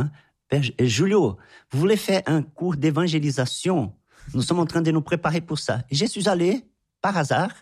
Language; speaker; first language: French; non-native, fluent; Portuguese